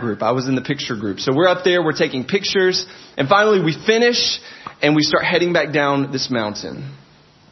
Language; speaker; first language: English; native; English